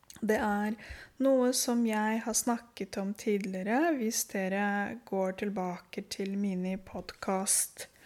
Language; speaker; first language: Norwegian; non-native, fluent; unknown